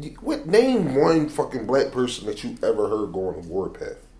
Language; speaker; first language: English; native; English